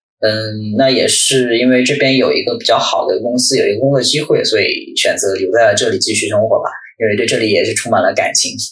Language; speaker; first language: Chinese; native; Chinese